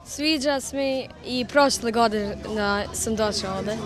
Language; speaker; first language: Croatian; non-native, learner; English